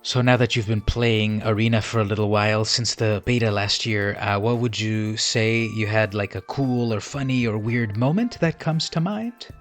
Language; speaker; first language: English; native; English